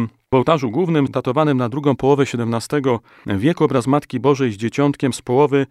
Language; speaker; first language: Polish; native; Polish